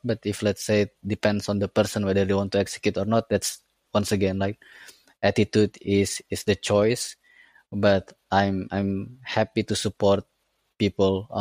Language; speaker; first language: English; non-native, fluent; Indonesian